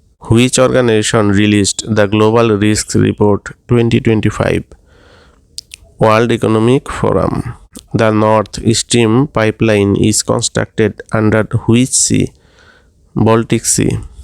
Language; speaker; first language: English; non-native, local second language; Bangla